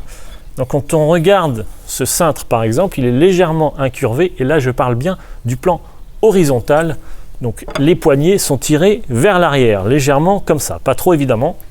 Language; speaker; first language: French; native; French